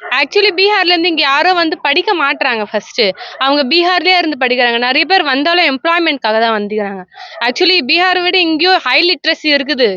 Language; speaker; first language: Tamil; non-native, local second language; Hindi